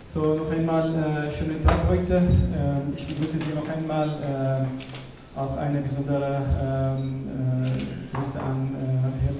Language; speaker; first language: German; non-native, fluent; Arabic